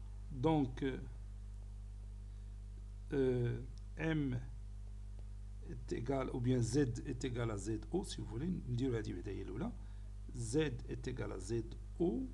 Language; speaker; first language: French; non-native, local second language; Arabic